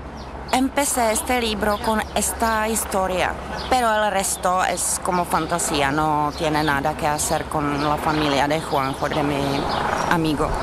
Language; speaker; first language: Spanish; non-native, learner; Czech